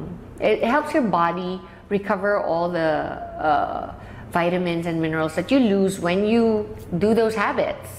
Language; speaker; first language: English; non-native, local second language; Filipino